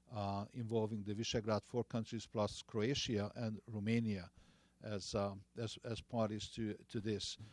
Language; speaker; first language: English; non-native, fluent; Hungarian